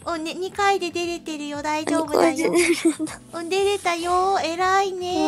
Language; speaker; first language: Japanese; native; Japanese